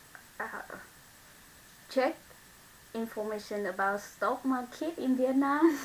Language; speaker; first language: English; non-native, learner; Vietnamese